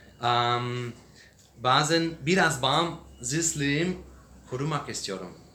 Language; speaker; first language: Turkish; non-native, learner; English